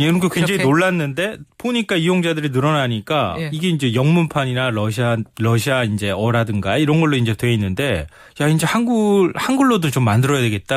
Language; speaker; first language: Korean; native; Korean